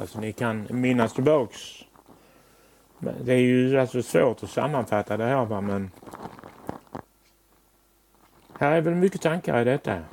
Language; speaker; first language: Swedish; native; Swedish